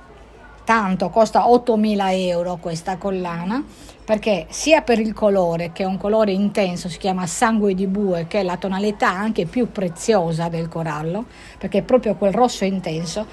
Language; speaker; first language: Italian; native; Italian